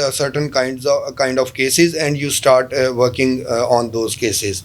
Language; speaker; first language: English; non-native, local second language; Urdu